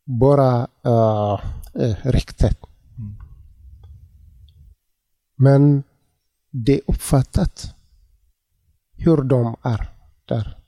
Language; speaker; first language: Swedish; non-native, learner; Tigrinya